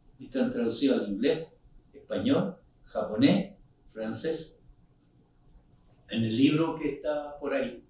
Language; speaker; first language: Spanish; non-native, local second language; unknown